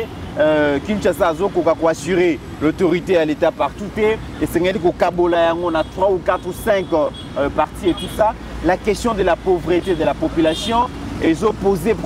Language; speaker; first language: French; non-native, local second language; Lingala